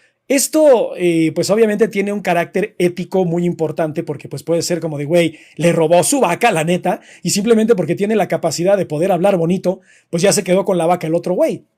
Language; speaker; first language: Spanish; native; Spanish